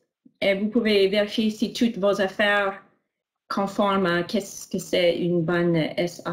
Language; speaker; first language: French; non-native, local second language; English